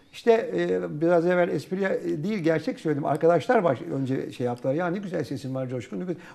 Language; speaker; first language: Turkish; native; Turkish